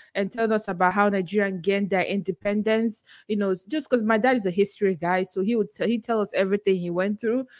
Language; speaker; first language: English; non-native, local second language; Igbo